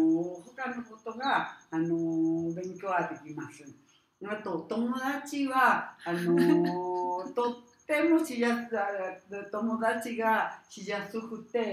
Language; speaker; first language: Japanese; non-native, learner; Spanish